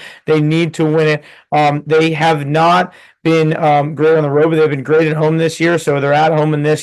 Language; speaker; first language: English; native; English